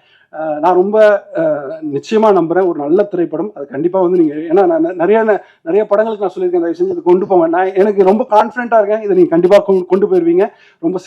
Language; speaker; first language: Tamil; native; Tamil